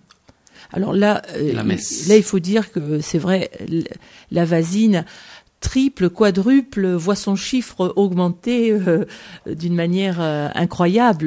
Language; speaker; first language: French; native; French